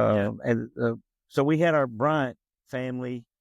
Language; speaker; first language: English; native; English